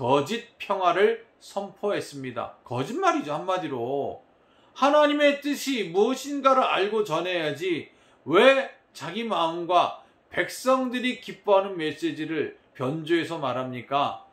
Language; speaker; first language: Korean; native; Korean